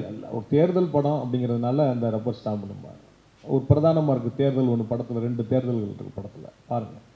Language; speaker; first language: Tamil; native; Tamil